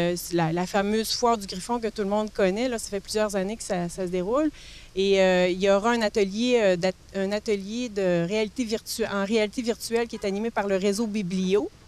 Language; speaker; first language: French; native; French